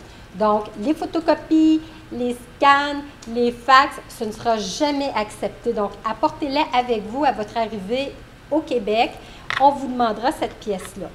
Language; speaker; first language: French; native; French